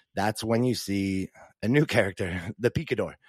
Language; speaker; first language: English; native; English